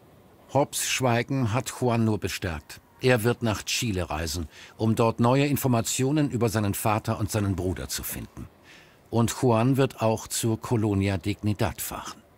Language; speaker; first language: German; native; German